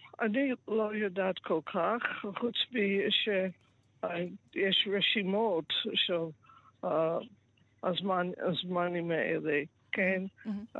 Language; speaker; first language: Hebrew; non-native, fluent; English